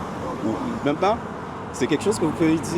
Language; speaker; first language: French; native; French